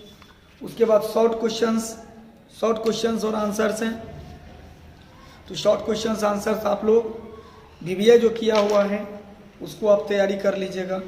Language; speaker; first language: Hindi; native; Hindi